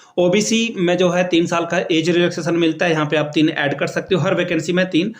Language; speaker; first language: Hindi; native; Hindi